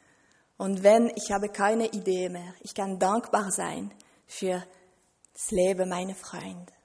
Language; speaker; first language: German; non-native, fluent; French